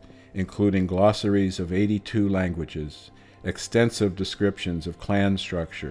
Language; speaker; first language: English; native; English